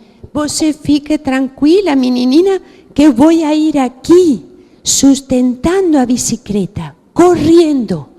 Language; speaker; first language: Portuguese; non-native, fluent; Spanish